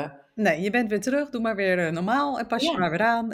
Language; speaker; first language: Dutch; native; Dutch